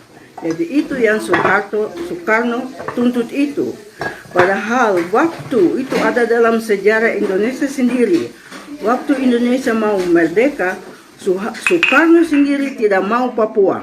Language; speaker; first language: Indonesian; non-native, local second language; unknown